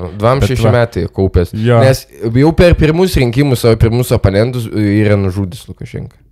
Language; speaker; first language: Lithuanian; non-native, local second language; Russian